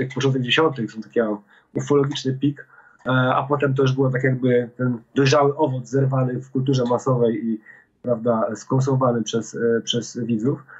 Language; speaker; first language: Polish; native; Polish